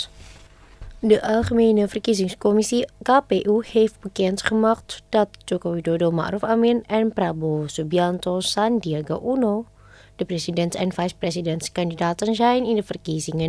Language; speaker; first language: Dutch; non-native, fluent; Indonesian